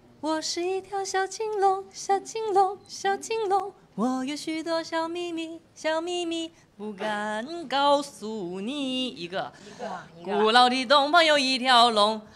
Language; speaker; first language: Chinese; native; Chinese